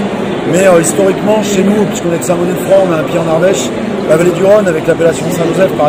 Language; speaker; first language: French; native; French